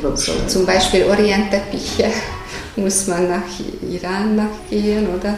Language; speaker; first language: German; non-native, fluent; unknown